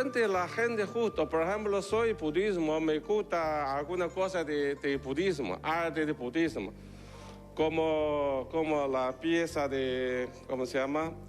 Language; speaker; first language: Spanish; non-native, learner; Chinese